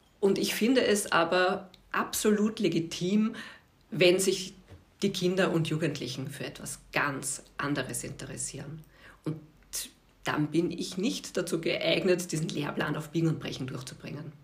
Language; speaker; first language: German; native; German